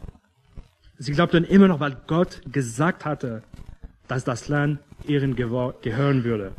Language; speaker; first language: German; non-native, fluent; English